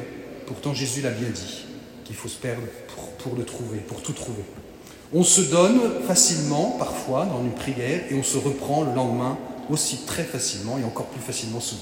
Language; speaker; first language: French; native; French